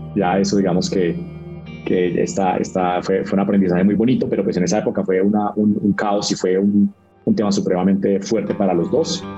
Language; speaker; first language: Spanish; native; Spanish